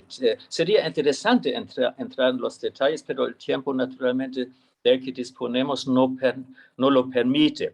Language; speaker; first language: Spanish; non-native, fluent; German